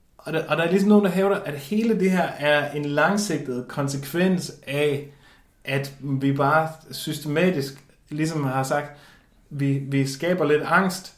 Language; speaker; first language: Danish; native; Danish